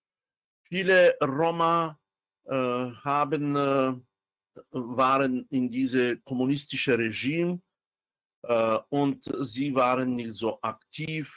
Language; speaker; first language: German; non-native, fluent; Romany